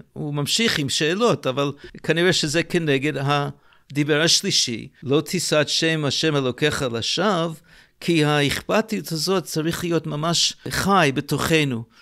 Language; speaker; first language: Hebrew; native; Hebrew